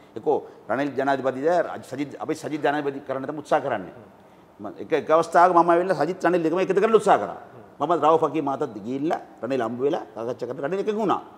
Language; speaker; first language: Sinhala; non-native, local second language; Tamil